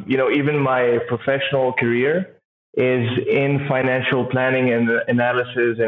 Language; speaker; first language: English; non-native, local second language; Urdu